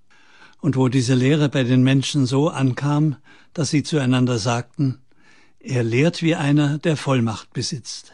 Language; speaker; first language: German; native; German